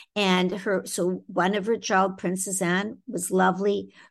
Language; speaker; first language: English; native; English